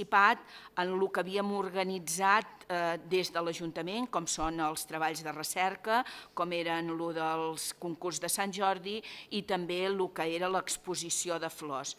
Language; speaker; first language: Catalan; native; Catalan